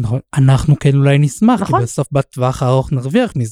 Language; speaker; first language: Hebrew; native; Hebrew